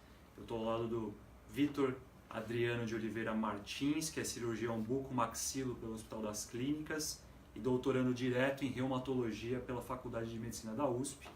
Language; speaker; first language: Portuguese; native; Portuguese